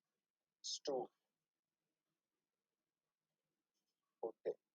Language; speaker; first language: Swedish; non-native, learner; Urdu